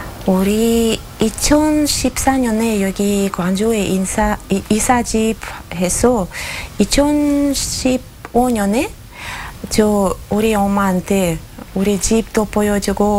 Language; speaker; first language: Korean; non-native, learner; Russian